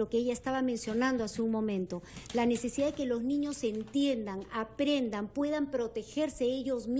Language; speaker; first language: Spanish; native; Spanish